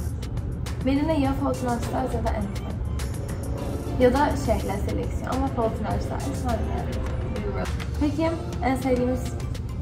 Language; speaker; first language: Turkish; early bilingual, heritage; Turkish